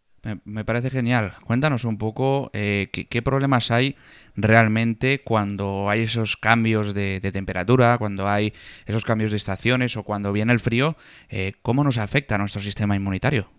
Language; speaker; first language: Spanish; native; Spanish